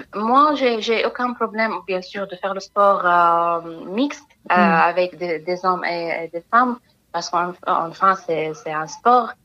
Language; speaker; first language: French; non-native, fluent; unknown